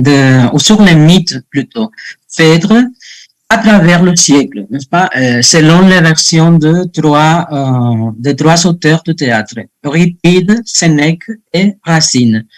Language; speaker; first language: French; non-native, fluent; Spanish